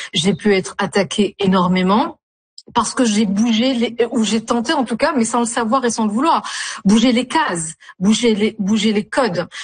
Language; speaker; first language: French; non-native, local second language; Arabic